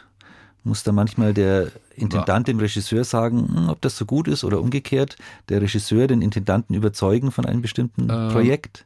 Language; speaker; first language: German; native; German